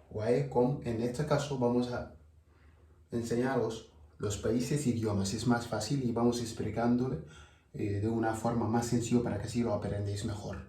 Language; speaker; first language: Spanish; non-native, learner; Wolof